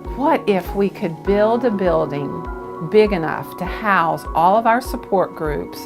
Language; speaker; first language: English; native; English